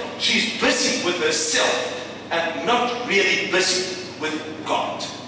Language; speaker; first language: English; non-native, local second language; Afrikaans